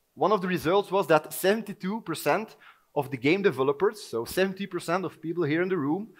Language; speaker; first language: English; non-native, fluent; Dutch